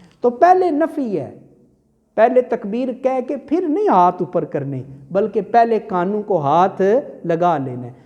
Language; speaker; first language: Urdu; non-native, local second language; Punjabi